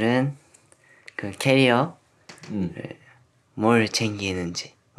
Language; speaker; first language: Korean; non-native, fluent; Japanese